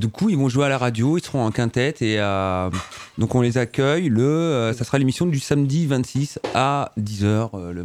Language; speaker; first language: French; native; French